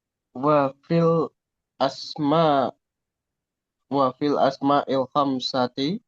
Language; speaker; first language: Arabic; non-native, learner; Indonesian